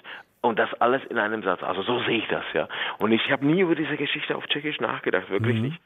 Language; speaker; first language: German; non-native, fluent; Czech